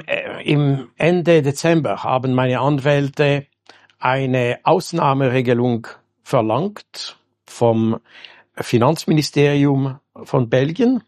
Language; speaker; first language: German; non-native, local second language; French